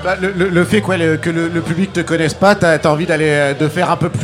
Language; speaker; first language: French; native; French